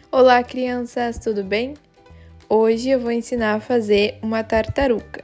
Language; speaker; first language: Portuguese; non-native, fluent; Korean